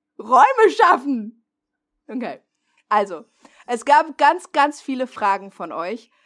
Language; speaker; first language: German; non-native, fluent; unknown